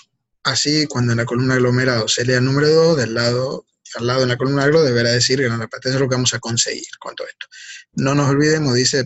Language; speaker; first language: Spanish; native; Spanish